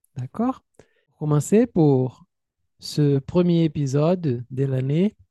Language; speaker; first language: French; non-native, fluent; Portuguese